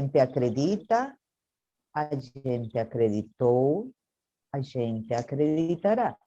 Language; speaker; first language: Portuguese; non-native, learner; Spanish